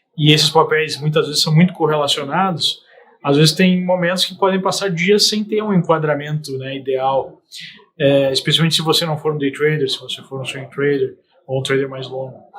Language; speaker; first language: Portuguese; native; Portuguese